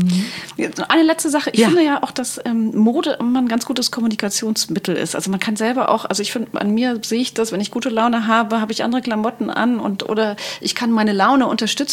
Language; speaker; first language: German; native; German